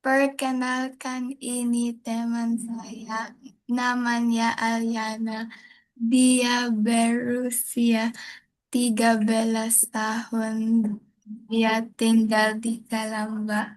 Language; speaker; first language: Indonesian; non-native, learner; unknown